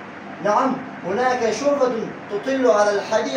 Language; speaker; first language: Arabic; non-native, learner; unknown